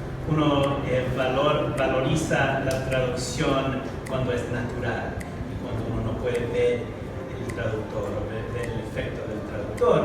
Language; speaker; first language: Spanish; non-native, fluent; English